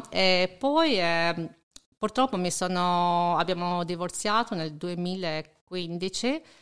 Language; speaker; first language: Italian; non-native, fluent; Albanian